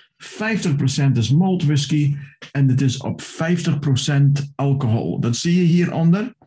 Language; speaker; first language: Dutch; non-native, fluent; English